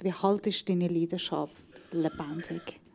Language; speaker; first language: German; non-native, fluent; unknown